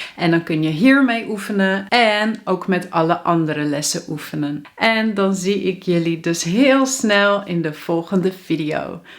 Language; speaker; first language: Dutch; native; Dutch